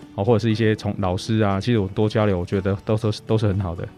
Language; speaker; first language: Chinese; native; Chinese